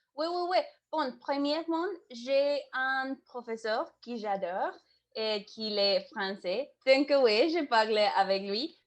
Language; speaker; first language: French; non-native, learner; Spanish